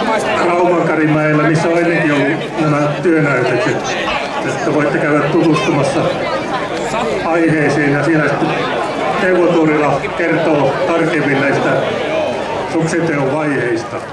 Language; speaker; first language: Finnish; native; Finnish